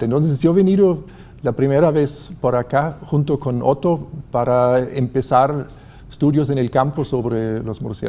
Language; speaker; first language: Spanish; non-native, fluent; German